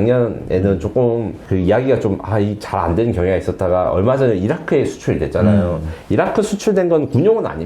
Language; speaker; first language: Korean; native; Korean